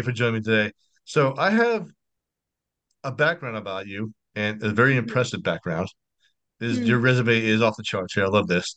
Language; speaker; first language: English; native; English